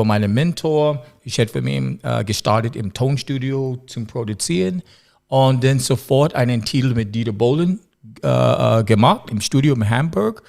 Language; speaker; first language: German; non-native, learner; English